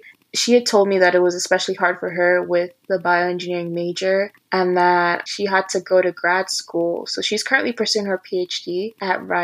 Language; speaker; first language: English; native; English